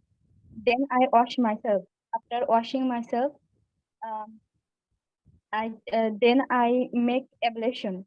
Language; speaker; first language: English; non-native, learner; Bangla